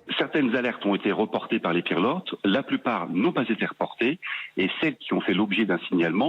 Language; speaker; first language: French; native; French